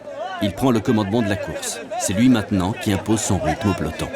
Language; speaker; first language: French; native; French